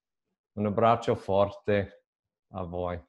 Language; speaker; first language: Italian; non-native, learner; English